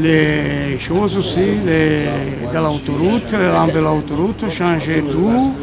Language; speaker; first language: French; non-native, learner; Italian